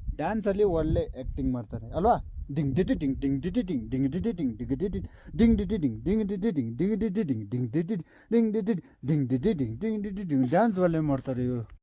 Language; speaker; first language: Kannada; non-native, fluent; Ladakhi